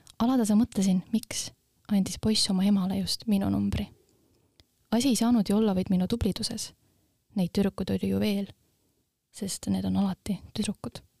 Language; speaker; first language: Estonian; non-native, local second language; Russian